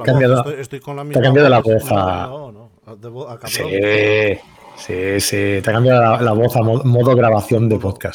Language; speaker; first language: Spanish; native; Spanish